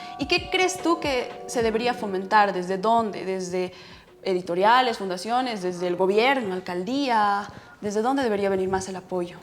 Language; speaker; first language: Spanish; native; Spanish